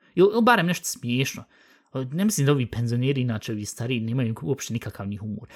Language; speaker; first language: Bosnian; early bilingual, heritage; Bosnian